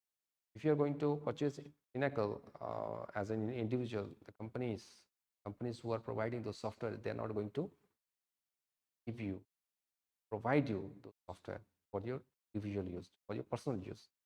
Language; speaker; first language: English; non-native, local second language; Odia